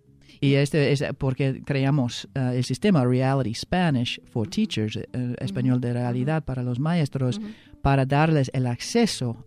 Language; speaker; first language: Spanish; non-native, fluent; English